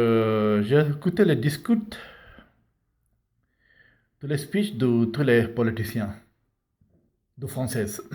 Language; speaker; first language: French; non-native, learner; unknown